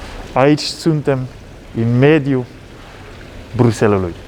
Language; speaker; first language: Romanian; non-native, learner; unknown